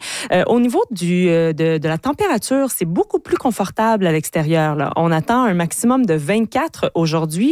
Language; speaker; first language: French; native; French